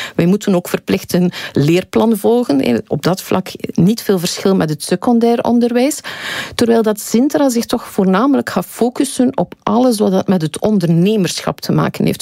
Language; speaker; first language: Dutch; native; Dutch